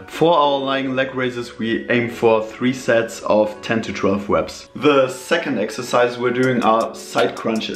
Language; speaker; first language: English; non-native, fluent; German